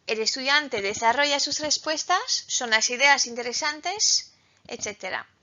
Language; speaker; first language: Spanish; non-native, fluent; French